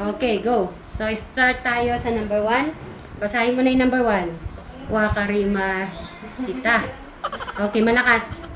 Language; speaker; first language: Filipino; native; Filipino